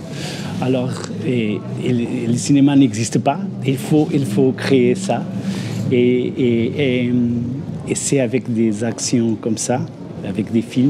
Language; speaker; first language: French; non-native, fluent; Portuguese